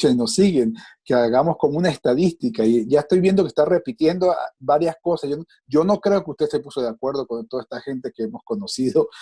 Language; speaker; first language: Spanish; native; Spanish